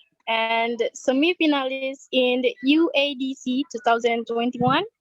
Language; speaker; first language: English; non-native, learner; Indonesian